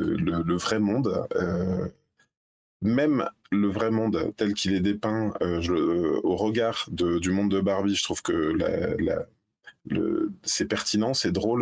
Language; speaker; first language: French; native; French